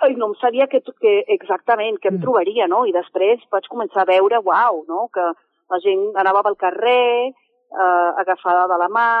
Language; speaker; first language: Catalan; non-native, fluent; Spanish